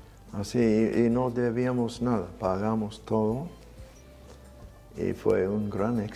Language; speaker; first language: Spanish; non-native, fluent; English